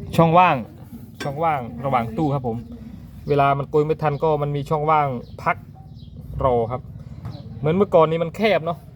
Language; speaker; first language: Thai; native; Thai